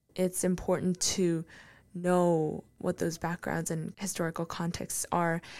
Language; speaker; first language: English; non-native, fluent; Korean